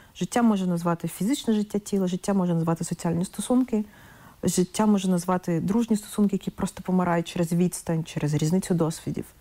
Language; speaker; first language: Ukrainian; non-native, local second language; Russian